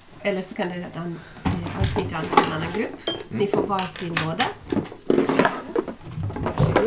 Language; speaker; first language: Swedish; non-native, fluent; English